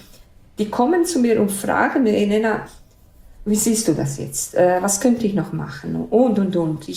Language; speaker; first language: German; non-native, fluent; Bosnian